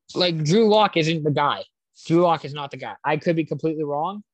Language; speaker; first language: English; native; English